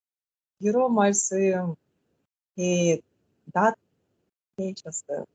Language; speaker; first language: Korean; non-native, learner; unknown